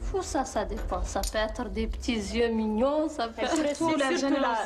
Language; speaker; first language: French; non-native, local second language; Arabic